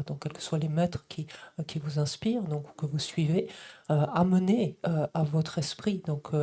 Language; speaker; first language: French; native; French